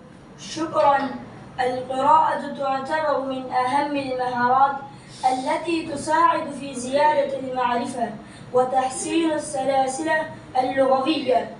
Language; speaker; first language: Arabic; non-native, learner; Urdu